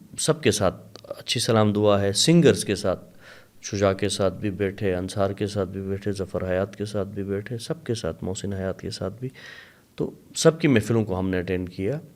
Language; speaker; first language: Urdu; non-native, local second language; Sicilian